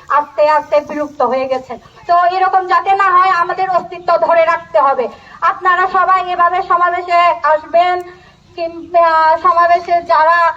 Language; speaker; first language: Bangla; non-native, local second language; Chakma